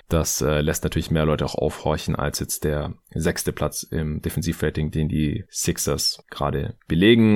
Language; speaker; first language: German; native; German